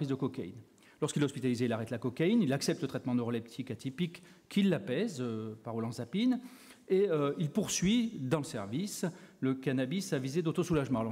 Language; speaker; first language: French; native; French